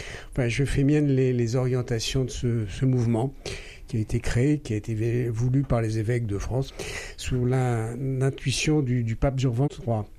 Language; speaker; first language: French; native; French